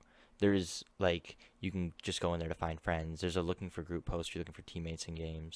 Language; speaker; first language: English; native; English